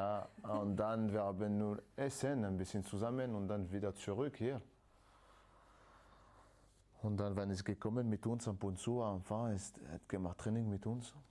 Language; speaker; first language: German; non-native, learner; French